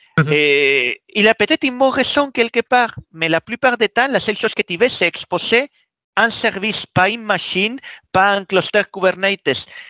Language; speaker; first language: French; non-native, fluent; Spanish